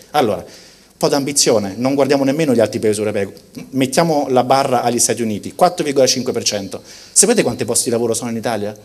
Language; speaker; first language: Italian; early bilingual, heritage; Italian